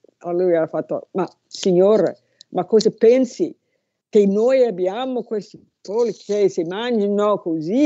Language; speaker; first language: Italian; non-native, learner; English